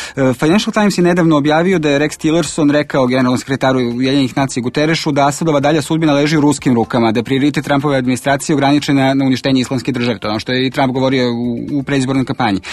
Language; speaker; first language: Serbian; native; Serbian